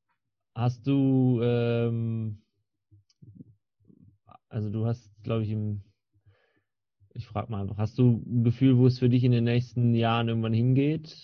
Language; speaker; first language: German; native; German